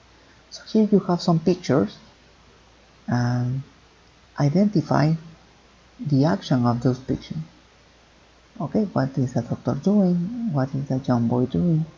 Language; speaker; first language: English; non-native, fluent; Spanish